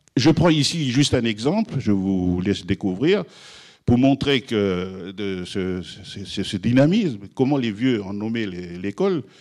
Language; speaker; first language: French; non-native, local second language; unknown